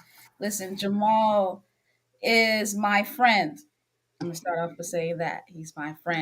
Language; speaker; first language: English; native; English